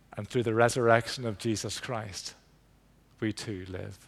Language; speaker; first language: English; native; English